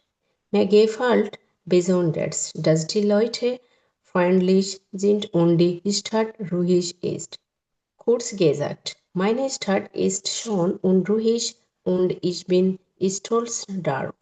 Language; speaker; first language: German; non-native, learner; Bangla